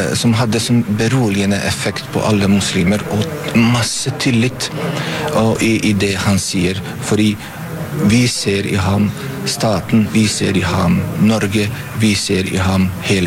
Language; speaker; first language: Norwegian; non-native, fluent; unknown